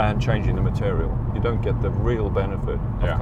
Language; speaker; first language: English; native; English